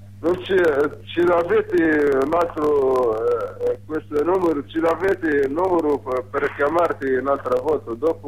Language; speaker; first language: Italian; non-native, learner; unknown